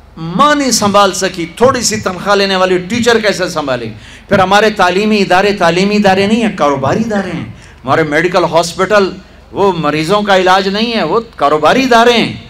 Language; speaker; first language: Urdu; non-native, local second language; Punjabi